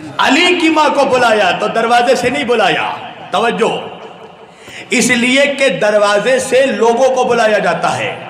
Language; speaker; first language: Urdu; native; Urdu